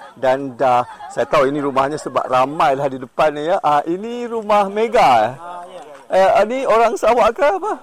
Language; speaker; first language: Malay; native; Malay